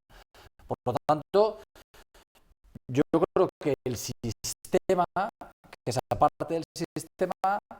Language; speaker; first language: Spanish; native; Spanish